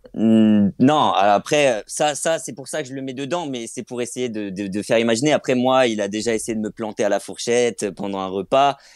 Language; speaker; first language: French; native; French